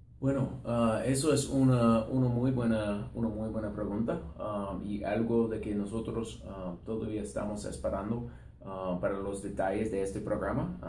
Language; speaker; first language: Spanish; non-native, fluent; English